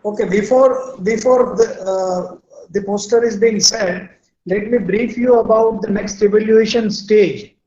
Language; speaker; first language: English; non-native, local second language; Gujarati